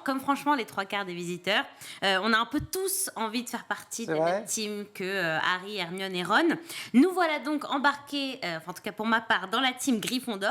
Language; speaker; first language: French; native; French